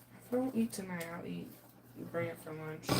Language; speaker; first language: English; native; English